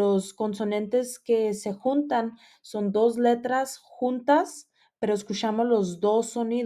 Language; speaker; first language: Spanish; early bilingual, heritage; Spanish